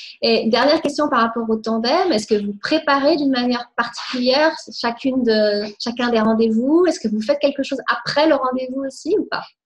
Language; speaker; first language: French; native; French